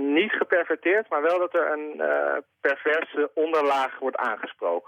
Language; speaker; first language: Dutch; native; Dutch